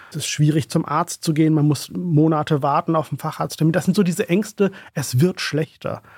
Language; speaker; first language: German; early bilingual, other home language; Urdu